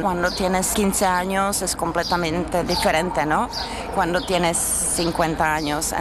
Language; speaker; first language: Spanish; non-native, fluent; Czech